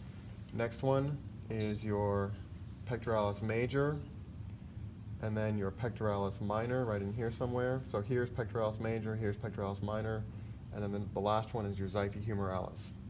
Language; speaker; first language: English; native; English